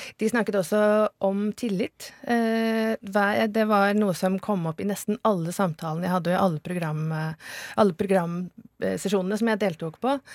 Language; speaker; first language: Norwegian; native; Norwegian